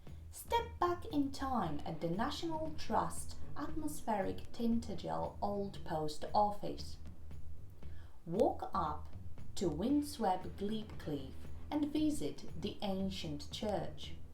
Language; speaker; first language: English; non-native, fluent; Polish